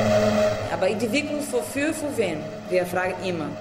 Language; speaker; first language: German; non-native, fluent; Portuguese